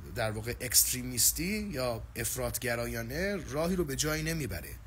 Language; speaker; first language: Persian; native; Persian